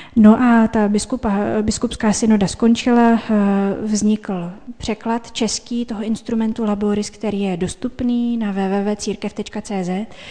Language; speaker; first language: Czech; native; Czech